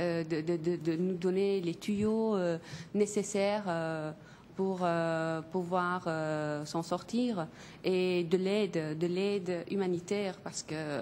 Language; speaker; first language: French; non-native, fluent; Kurdish